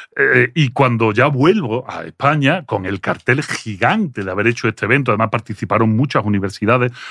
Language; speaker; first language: Spanish; early bilingual, other home language; French